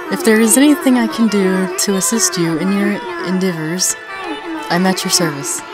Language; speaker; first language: English; native; English